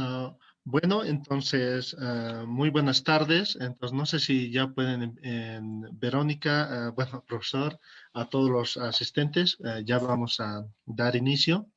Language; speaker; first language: Spanish; native; Spanish